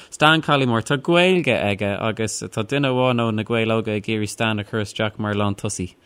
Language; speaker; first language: Irish; non-native, local second language; English